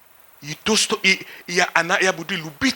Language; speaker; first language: Russian; non-native, fluent; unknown